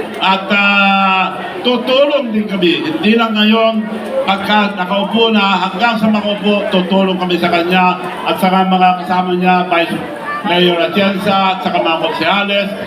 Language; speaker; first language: Filipino; non-native, local second language; Iloko